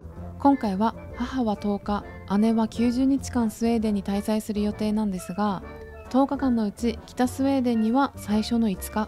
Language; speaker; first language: Japanese; native; Japanese